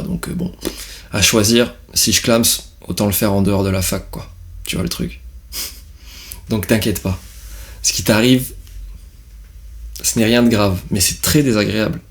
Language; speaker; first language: French; native; French